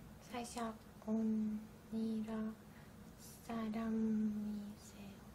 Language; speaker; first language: Korean; non-native, learner; Turkish